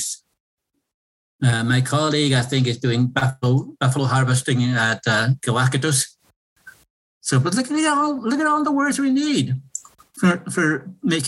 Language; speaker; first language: English; non-native, fluent; Cree